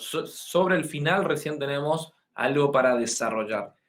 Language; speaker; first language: Spanish; native; Spanish